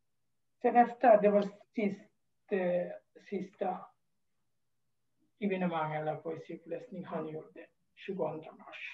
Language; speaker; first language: Swedish; non-native, fluent; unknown